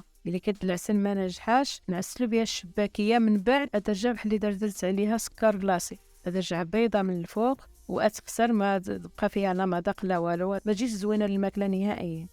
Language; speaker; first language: Arabic; native; Arabic